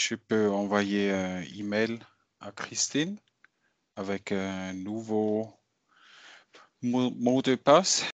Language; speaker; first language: French; non-native, fluent; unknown